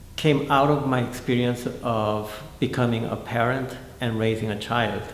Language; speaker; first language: English; non-native, fluent; Korean